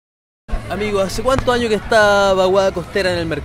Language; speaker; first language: Spanish; native; Spanish